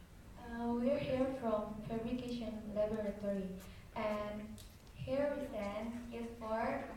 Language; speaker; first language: English; non-native, learner; Indonesian